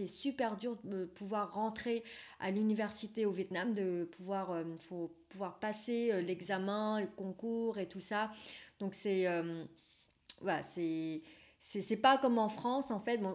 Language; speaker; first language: French; non-native, fluent; Vietnamese